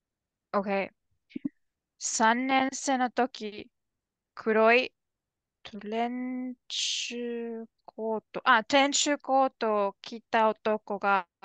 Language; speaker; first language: Japanese; non-native, learner; English